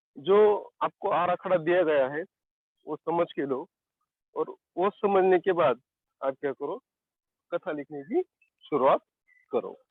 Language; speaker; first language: Hindi; non-native, local second language; Marathi